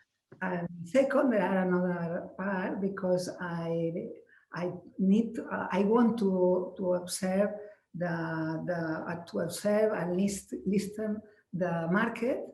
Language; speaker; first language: English; non-native, learner; Spanish